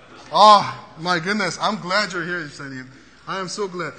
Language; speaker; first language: English; early bilingual, other home language; Korean